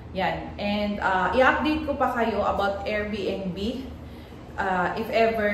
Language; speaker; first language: Filipino; native; Filipino